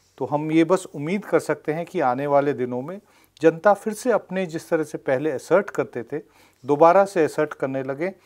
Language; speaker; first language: Hindi; non-native, local second language; Bangla